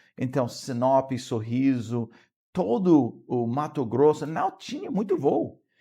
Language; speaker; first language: Portuguese; non-native, fluent; English